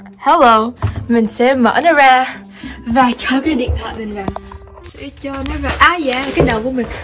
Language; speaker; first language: Vietnamese; early bilingual, other home language; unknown